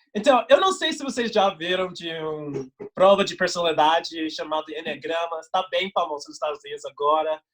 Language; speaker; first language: Portuguese; non-native, fluent; English